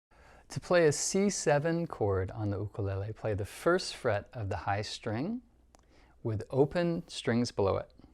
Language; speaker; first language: English; native; English